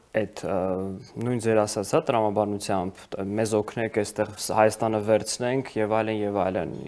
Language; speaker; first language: Armenian; native; Armenian